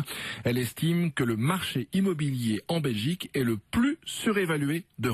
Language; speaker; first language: French; native; French